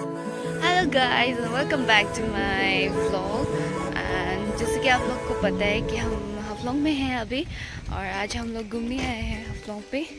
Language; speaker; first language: Hindi; non-native, local second language; Assamese